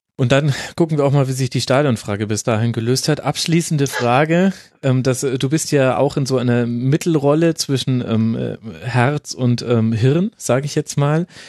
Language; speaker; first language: German; native; German